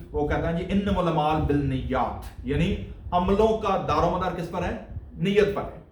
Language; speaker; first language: Urdu; non-native, local second language; Punjabi